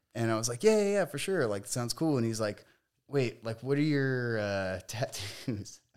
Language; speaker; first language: English; native; English